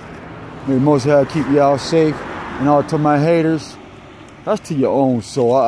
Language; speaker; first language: English; native; English